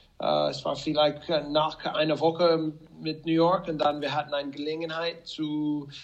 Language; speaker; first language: German; non-native, fluent; English